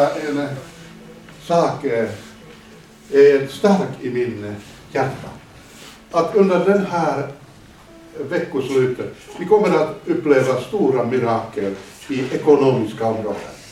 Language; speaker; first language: Swedish; non-native, fluent; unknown